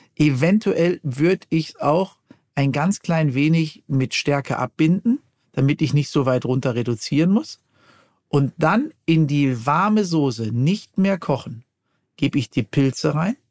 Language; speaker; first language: German; native; German